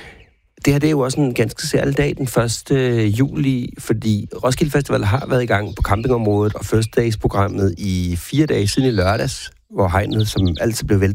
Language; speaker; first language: Danish; native; Danish